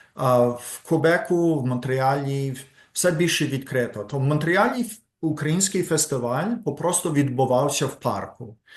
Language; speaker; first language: Ukrainian; early bilingual, heritage; Ukrainian